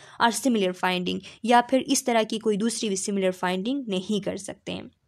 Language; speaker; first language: Urdu; non-native, local second language; Pashto